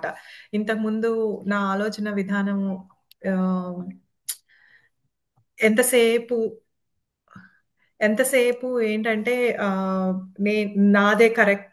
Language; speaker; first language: Telugu; native; Telugu